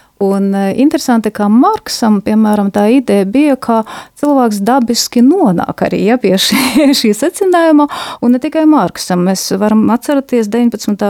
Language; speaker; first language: Latvian; non-native, local second language; Russian